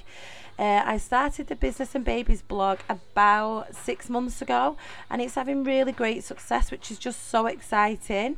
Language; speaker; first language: English; native; English